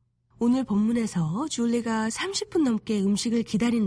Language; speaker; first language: Korean; native; Korean